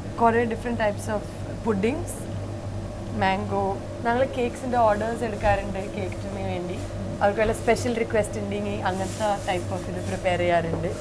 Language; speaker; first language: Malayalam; early bilingual, heritage; Malayalam